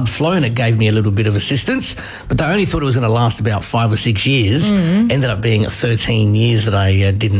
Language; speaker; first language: English; native; English